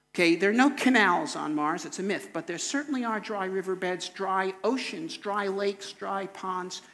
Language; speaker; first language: English; native; English